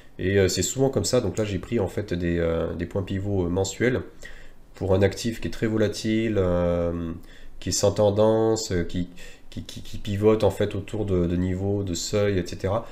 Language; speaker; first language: French; native; French